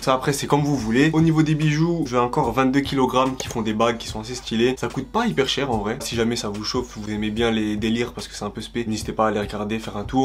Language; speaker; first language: French; native; French